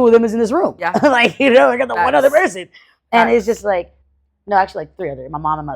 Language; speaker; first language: English; native; English